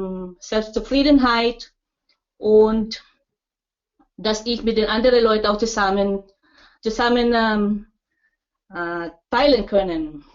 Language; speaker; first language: German; non-native, learner; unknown